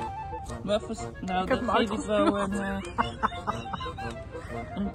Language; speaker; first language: Dutch; early bilingual, heritage; English